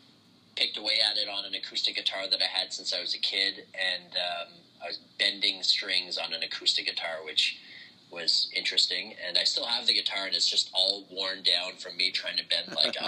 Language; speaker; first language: English; native; English